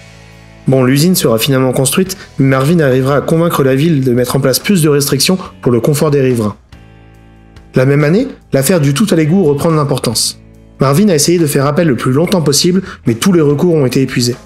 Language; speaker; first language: French; native; French